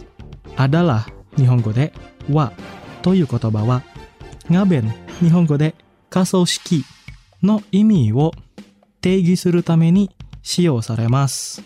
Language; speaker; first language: Japanese; non-native, fluent; Indonesian